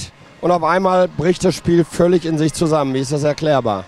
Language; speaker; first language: German; native; German